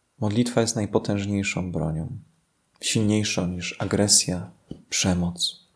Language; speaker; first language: Polish; native; Polish